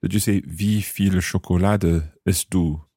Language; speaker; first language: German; non-native, learner; English